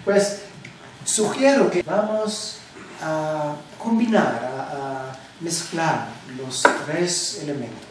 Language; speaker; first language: Spanish; non-native, fluent; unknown